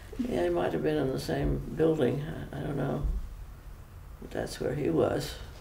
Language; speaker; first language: English; native; English